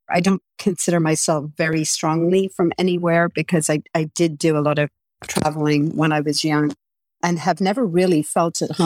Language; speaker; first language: English; native; English